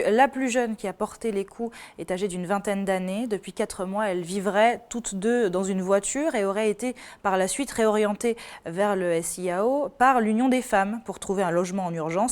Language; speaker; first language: French; native; French